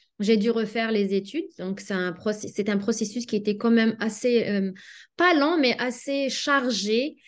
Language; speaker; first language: French; non-native, local second language; Arabic